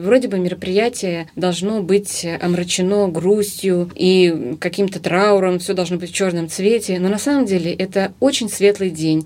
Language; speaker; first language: Russian; native; Russian